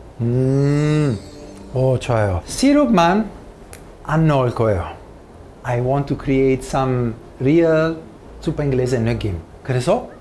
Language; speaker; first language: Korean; non-native, learner; Italian